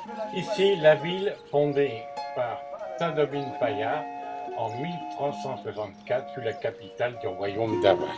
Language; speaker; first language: French; native; French